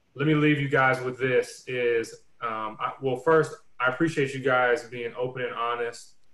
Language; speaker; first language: English; native; English